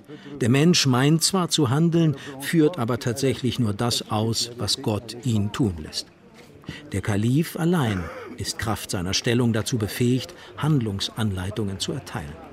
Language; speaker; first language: German; native; German